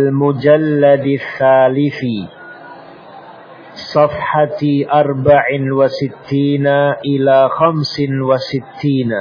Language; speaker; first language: Arabic; non-native, fluent; Indonesian